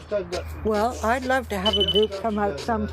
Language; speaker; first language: English; native; English